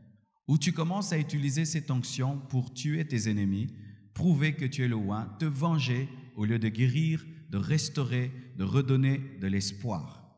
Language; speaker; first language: French; non-native, local second language; Lingala